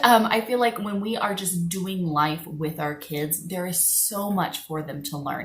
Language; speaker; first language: English; native; English